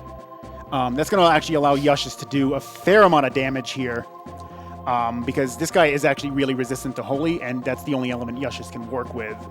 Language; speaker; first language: English; native; English